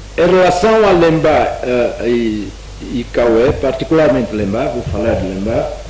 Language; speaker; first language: Portuguese; native; Portuguese